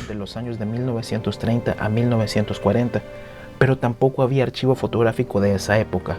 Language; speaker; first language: Spanish; native; Spanish